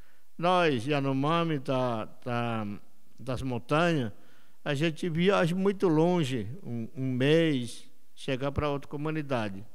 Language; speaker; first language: Portuguese; non-native, local second language; Yanomámi